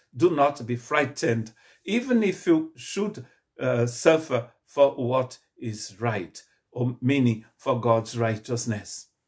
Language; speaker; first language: English; non-native, fluent; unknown